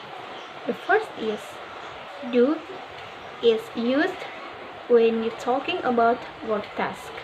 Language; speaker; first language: English; non-native, learner; Indonesian